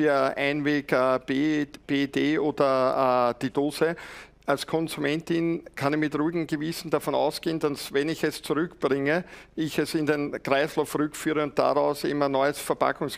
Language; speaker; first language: German; native; German